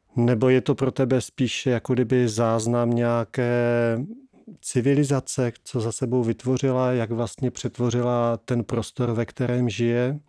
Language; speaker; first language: Czech; native; Czech